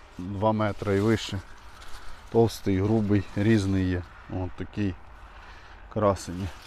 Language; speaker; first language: Ukrainian; native; Ukrainian